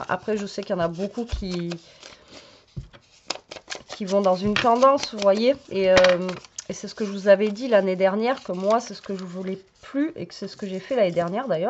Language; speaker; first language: French; native; French